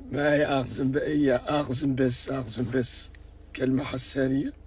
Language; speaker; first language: Arabic; native; Arabic